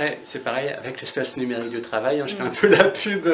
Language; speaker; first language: French; native; French